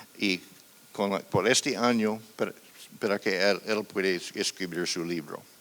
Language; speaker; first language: Spanish; non-native, fluent; English